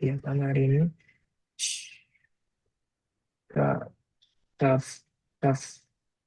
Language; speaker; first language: Arabic; non-native, learner; Indonesian